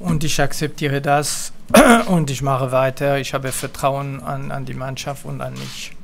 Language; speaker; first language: German; non-native, fluent; French